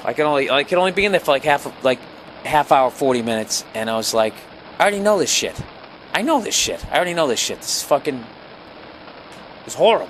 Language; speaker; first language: English; native; English